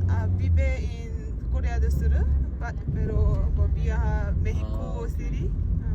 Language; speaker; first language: Spanish; non-native, learner; Korean